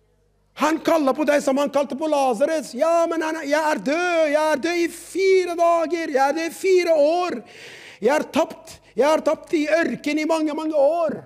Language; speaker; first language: Norwegian; non-native, fluent; Arabic